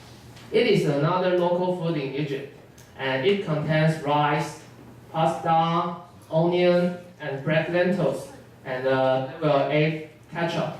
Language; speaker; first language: English; non-native, learner; Chinese